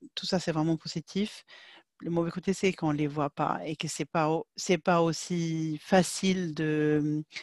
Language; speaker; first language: French; non-native, fluent; Swedish